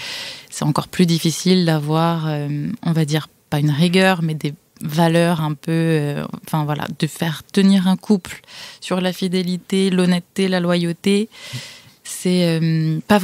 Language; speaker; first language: French; native; French